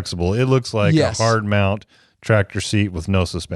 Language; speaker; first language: English; native; English